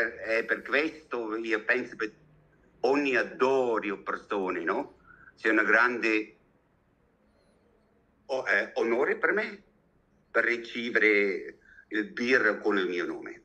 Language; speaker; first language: Italian; non-native, learner; German